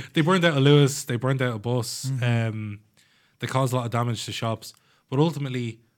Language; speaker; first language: English; native; English